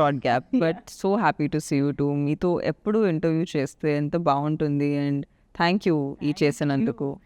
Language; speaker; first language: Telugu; non-native, local second language; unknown